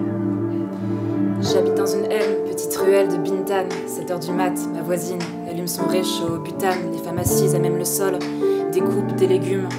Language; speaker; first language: French; native; French